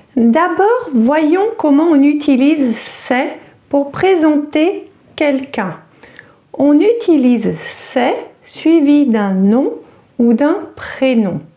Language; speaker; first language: French; native; French